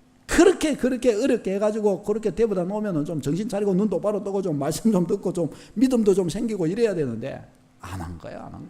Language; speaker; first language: Korean; native; Korean